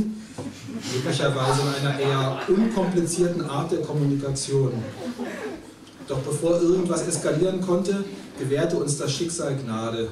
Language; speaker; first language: German; native; German